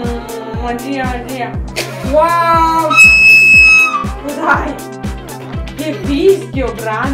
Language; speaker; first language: Italian; non-native, fluent; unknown